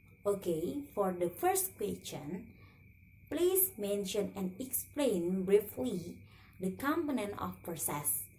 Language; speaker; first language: English; non-native, learner; Indonesian